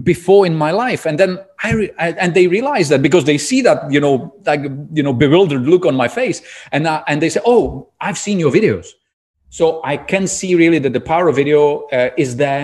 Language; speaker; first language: English; non-native, fluent; Czech